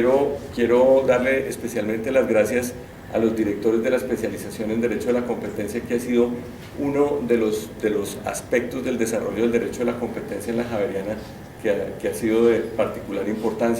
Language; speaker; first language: Spanish; native; Spanish